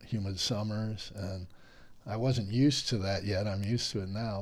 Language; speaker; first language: English; native; English